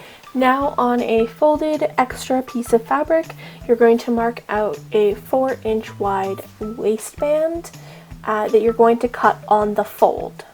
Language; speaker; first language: English; native; English